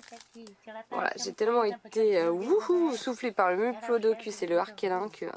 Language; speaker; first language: French; native; French